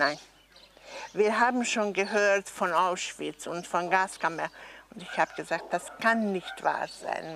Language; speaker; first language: German; non-native, fluent; Hungarian